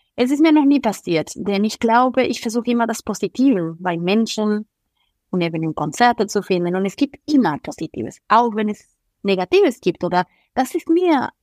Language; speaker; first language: German; non-native, fluent; Spanish